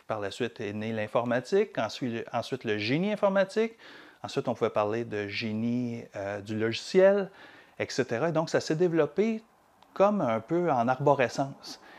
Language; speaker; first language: French; native; French